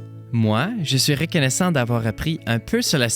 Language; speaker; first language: French; native; French